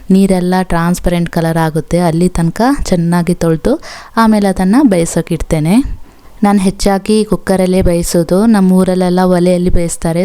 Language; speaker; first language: Kannada; non-native, local second language; Tulu